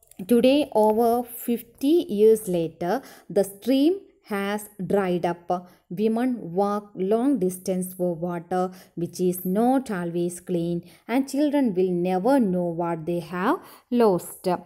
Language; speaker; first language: English; non-native, local second language; Malayalam